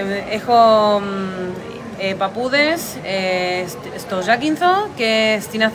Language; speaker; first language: Greek; early bilingual, heritage; Greek